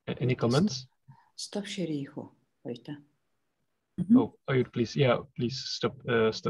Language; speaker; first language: English; non-native, fluent; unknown